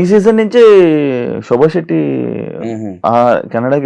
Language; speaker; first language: Telugu; native; Telugu